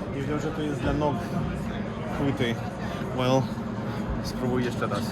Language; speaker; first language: Polish; non-native, learner; Russian